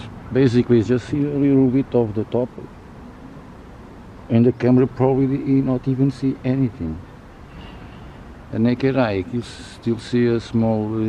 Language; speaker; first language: English; non-native, fluent; Portuguese